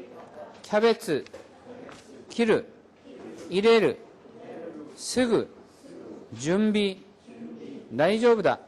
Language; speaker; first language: Japanese; non-native, fluent; Korean